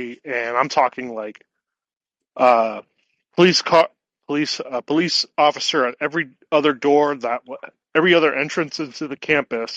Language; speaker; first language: English; native; English